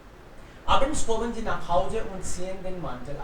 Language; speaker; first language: German; non-native, fluent; Hindi